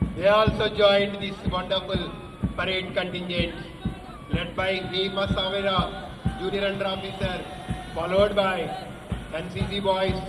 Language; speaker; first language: English; non-native, local second language; Telugu